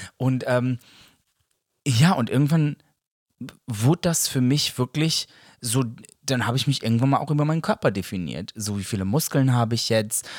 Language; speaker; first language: German; early bilingual, other home language; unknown